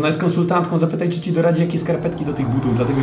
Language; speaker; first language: Polish; native; Polish